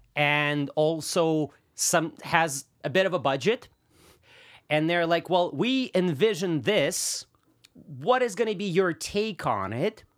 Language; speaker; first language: English; non-native, fluent; Russian